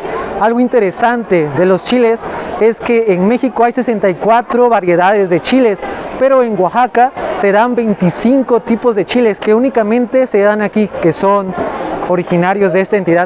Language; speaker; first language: Spanish; native; Spanish